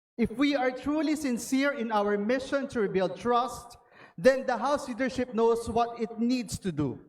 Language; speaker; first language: English; non-native, local second language; Filipino